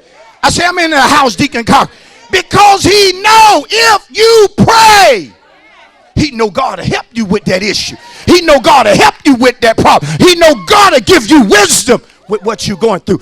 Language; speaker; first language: English; native; English